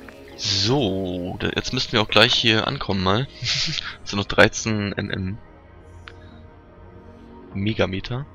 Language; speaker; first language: German; native; German